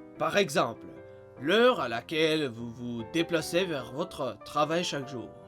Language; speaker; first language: French; non-native, fluent; Russian